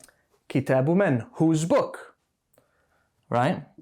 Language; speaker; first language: Arabic; non-native, fluent; English